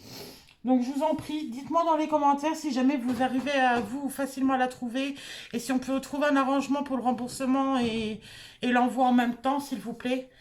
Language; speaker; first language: French; native; French